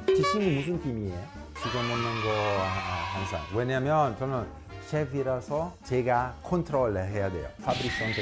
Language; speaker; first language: Korean; non-native, fluent; Italian